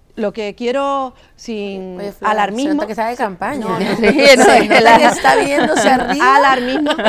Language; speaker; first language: Spanish; native; Spanish